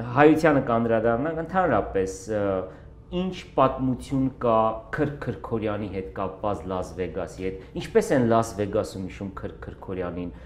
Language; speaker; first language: Armenian; native; Armenian